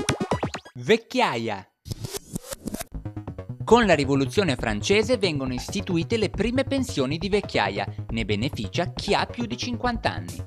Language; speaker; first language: Italian; native; Italian